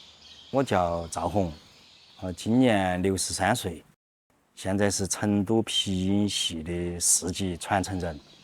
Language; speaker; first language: Chinese; native; Chinese